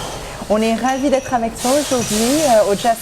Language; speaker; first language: French; native; French